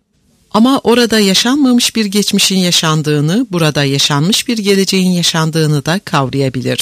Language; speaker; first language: Turkish; native; Turkish